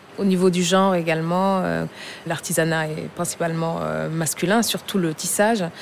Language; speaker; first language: French; non-native, local second language; Wolof